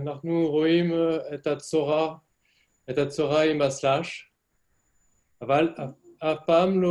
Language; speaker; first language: Hebrew; non-native, learner; French